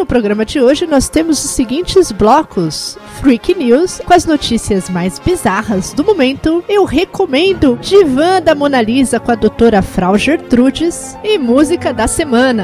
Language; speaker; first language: Portuguese; native; Portuguese